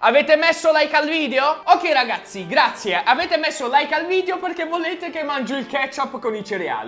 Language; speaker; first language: Italian; native; Italian